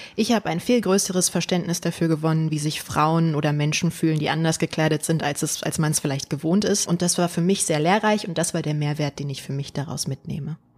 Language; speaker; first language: German; early bilingual, other home language; Polish